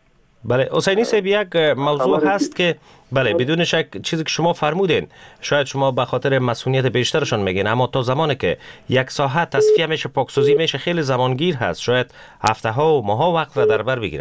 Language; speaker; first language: Persian; native; Persian